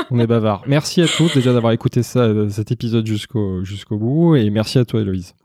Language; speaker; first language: French; native; French